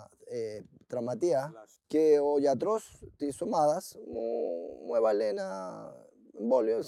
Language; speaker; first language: Greek; non-native, fluent; Spanish